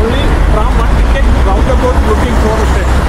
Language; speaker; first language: English; non-native, learner; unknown